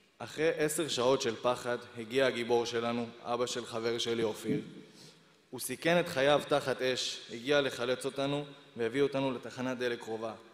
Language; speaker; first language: Hebrew; native; Hebrew